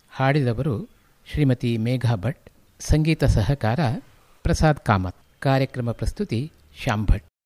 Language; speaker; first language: Kannada; native; Kannada